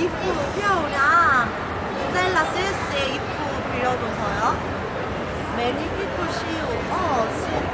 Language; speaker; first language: Chinese; non-native, learner; Korean